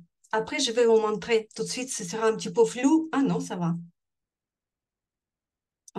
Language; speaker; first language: French; non-native, fluent; Russian